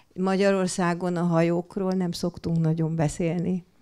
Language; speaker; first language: Hungarian; native; Hungarian